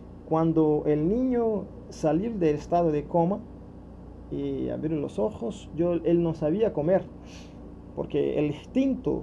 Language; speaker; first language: Spanish; non-native, learner; Portuguese